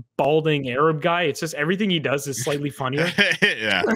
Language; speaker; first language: English; native; English